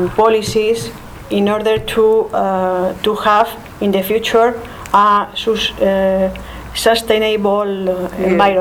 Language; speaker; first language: English; non-native, learner; Spanish